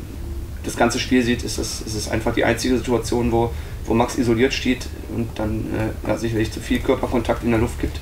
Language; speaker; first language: German; native; German